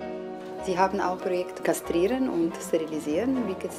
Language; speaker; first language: German; non-native, learner; Slovenian